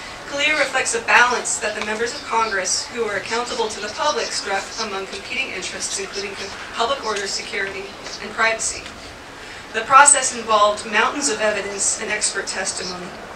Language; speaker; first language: English; native; English